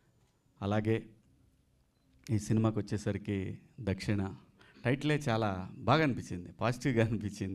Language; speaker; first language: Telugu; native; Telugu